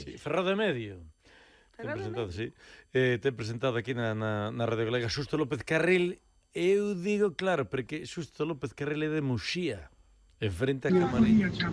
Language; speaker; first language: Galician; native; Galician